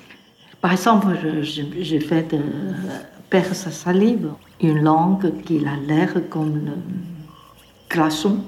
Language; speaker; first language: French; non-native, learner; Chinese